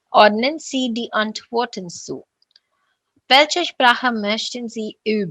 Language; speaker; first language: German; non-native, learner; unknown